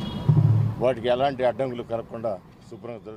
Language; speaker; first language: Telugu; native; Telugu